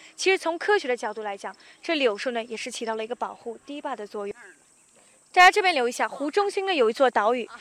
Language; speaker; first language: Chinese; native; Chinese